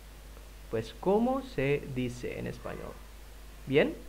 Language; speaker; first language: Spanish; non-native, fluent; Indonesian